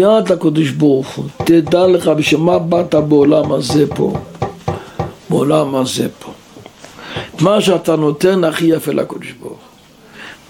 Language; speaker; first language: Hebrew; non-native, local second language; Yiddish